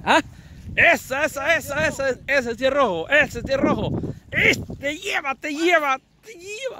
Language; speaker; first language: Spanish; native; Spanish